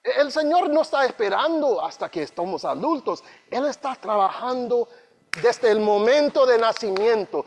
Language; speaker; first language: Spanish; non-native, learner; English